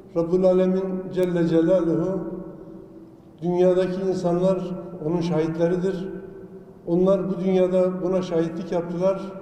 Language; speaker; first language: Turkish; native; Turkish